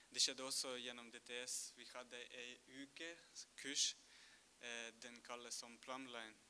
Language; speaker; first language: Norwegian; non-native, fluent; Russian